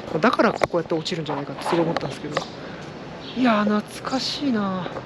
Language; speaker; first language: Japanese; native; Japanese